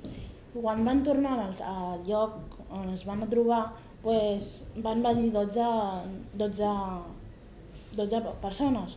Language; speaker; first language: Catalan; early bilingual, other home language; Arabic